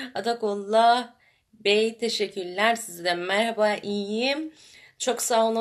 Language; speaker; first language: Turkish; non-native, fluent; Persian